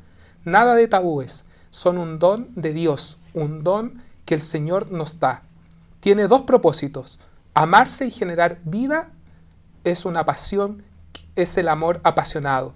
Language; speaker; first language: Spanish; native; Spanish